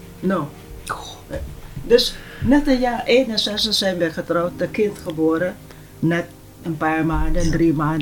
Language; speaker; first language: Dutch; non-native, local second language; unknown